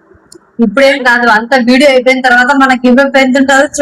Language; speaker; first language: Telugu; native; Telugu